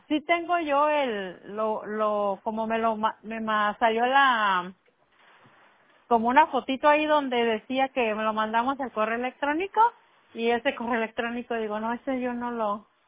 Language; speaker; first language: Spanish; native; Spanish